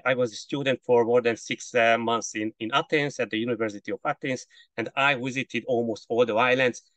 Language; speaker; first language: English; non-native, fluent; Hungarian